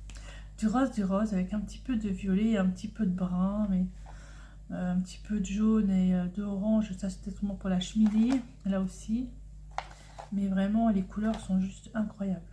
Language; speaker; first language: French; native; French